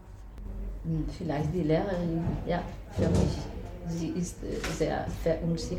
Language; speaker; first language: German; non-native, fluent; Spanish